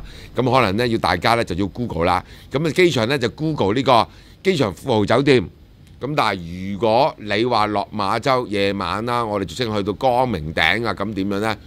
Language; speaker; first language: Cantonese; native; Cantonese